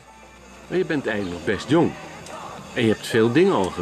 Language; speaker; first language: Dutch; native; Dutch